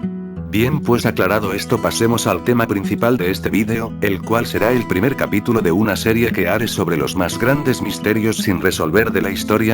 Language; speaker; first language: Spanish; native; Spanish